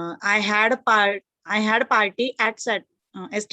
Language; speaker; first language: English; non-native, learner; Marathi